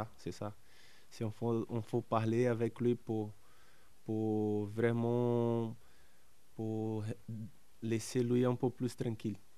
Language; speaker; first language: French; non-native, learner; Portuguese